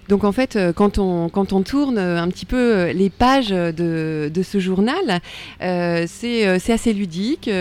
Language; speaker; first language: French; native; French